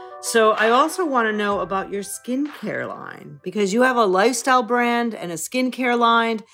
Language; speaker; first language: English; native; English